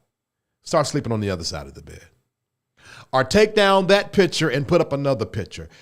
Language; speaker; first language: English; native; English